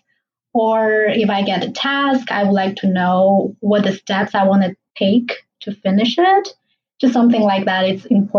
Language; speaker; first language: English; non-native, fluent; Chinese